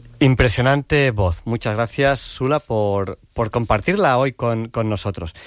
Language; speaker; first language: Spanish; native; Spanish